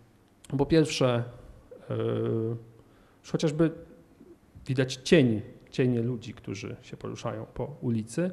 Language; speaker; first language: Polish; native; Polish